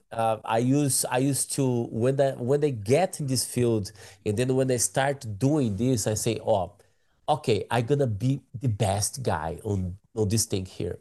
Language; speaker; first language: English; non-native, learner; Portuguese